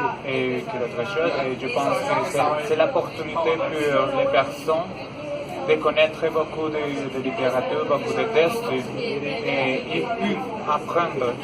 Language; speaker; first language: French; non-native, learner; Spanish